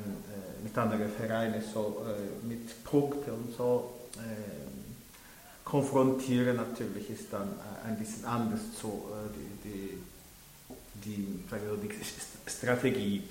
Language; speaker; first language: German; non-native, local second language; French